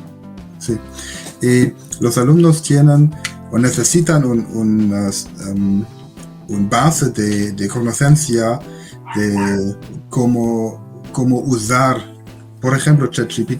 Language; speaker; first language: Spanish; non-native, learner; German